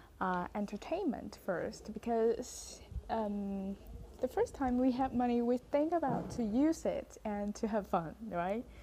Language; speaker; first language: English; non-native, learner; Chinese